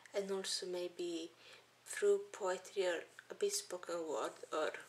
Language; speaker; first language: English; early bilingual, other home language; Italian